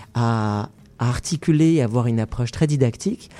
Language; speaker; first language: French; native; French